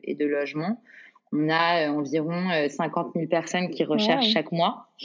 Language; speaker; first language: French; native; French